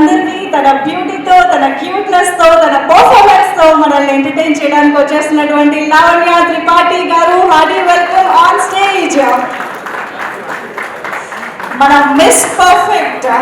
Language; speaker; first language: Telugu; non-native, local second language; Hindi